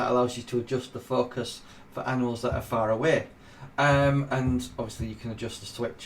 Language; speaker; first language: English; native; English